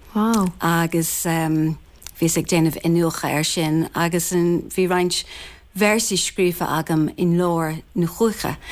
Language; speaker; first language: Irish; non-native, local second language; English